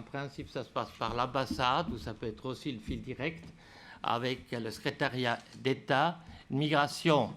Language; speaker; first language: French; native; French